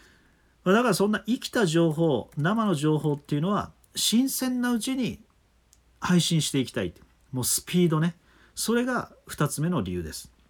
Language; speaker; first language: Japanese; native; Japanese